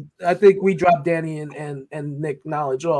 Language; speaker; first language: English; native; English